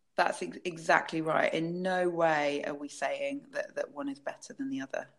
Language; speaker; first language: English; native; English